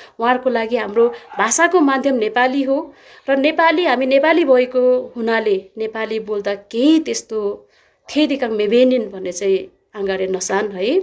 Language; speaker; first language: Nepali; non-native, local second language; Limburgish